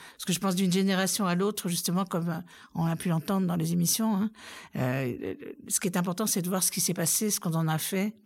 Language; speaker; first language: French; native; French